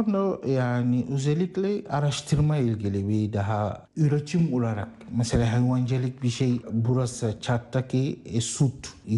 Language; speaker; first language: Turkish; non-native, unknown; Arabic